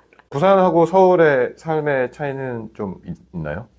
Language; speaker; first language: Korean; native; Korean